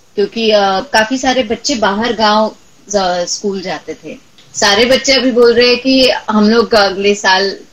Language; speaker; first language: Hindi; non-native, local second language; Marathi